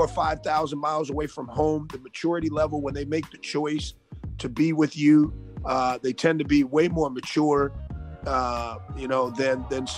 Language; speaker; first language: English; native; English